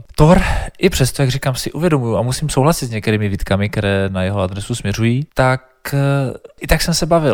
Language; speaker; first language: Czech; native; Czech